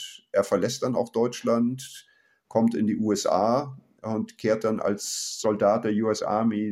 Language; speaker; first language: German; native; German